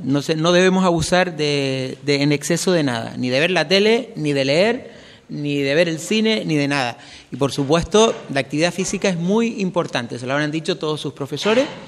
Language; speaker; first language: Spanish; native; Spanish